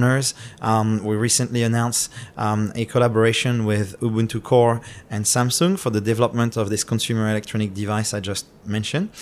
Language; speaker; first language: English; non-native, fluent; French